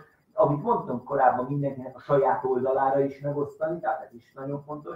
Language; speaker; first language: Hungarian; native; Hungarian